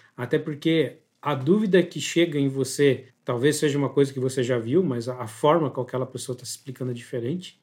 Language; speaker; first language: Portuguese; native; Portuguese